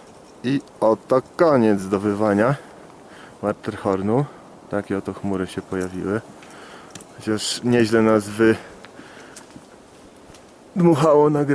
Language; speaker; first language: Polish; native; Polish